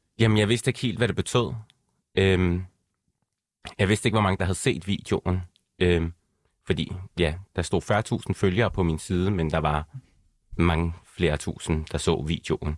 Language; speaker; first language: Danish; early bilingual, other home language; Arabic